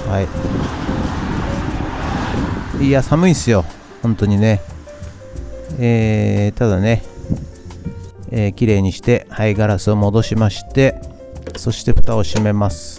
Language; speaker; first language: Japanese; native; Japanese